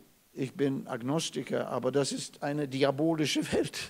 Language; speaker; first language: German; non-native, fluent; Russian